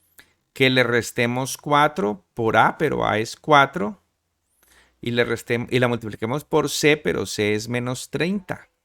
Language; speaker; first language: Spanish; native; Spanish